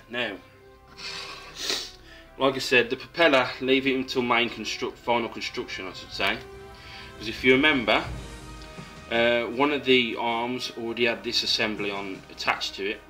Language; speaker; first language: English; native; English